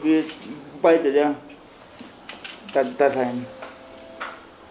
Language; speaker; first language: German; non-native, learner; Russian